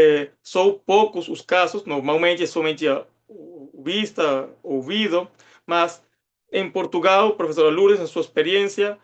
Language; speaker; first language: Portuguese; non-native, fluent; Spanish